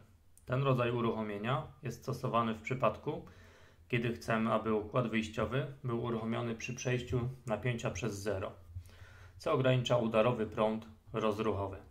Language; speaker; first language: Polish; native; Polish